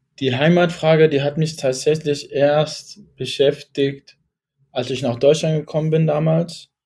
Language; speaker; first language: German; early bilingual, other home language; Kurdish